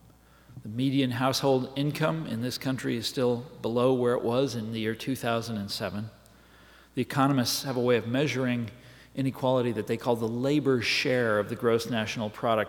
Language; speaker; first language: English; native; English